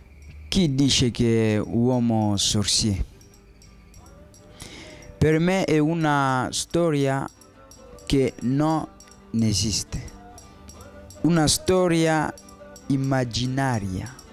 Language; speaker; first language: Italian; non-native, learner; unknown